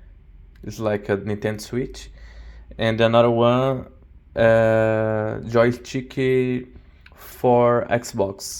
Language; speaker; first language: English; non-native, learner; Portuguese